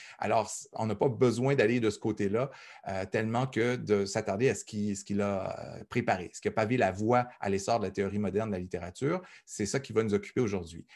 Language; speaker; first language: French; native; French